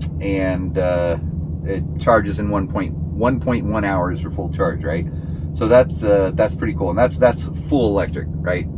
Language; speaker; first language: English; native; English